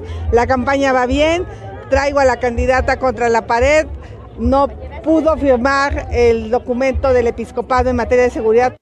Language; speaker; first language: Spanish; native; Spanish